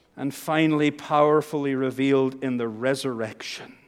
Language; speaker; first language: English; native; English